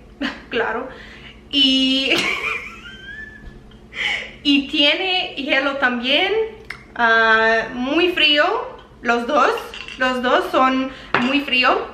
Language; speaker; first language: Spanish; non-native, learner; English